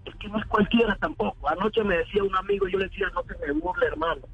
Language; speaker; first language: Spanish; native; Spanish